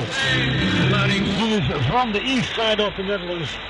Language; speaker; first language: English; non-native, learner; Dutch